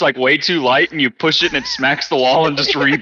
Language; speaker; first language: English; native; English